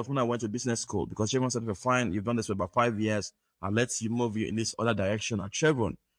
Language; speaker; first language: English; non-native, local second language; Yoruba